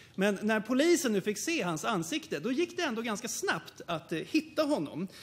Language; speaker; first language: Swedish; native; Swedish